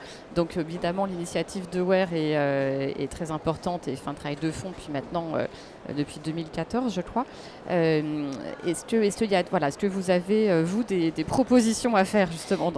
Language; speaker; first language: French; native; French